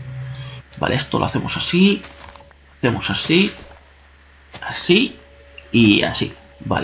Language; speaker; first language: Spanish; native; Spanish